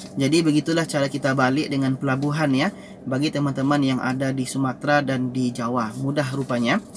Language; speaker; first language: Malay; native; Malay